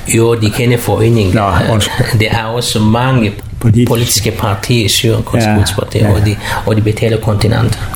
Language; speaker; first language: Danish; non-native, learner; Kurdish